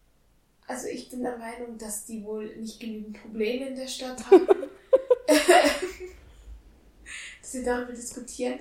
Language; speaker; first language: German; native; German